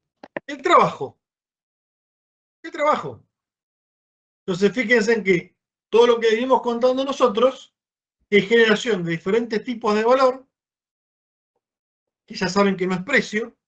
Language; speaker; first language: Spanish; native; Spanish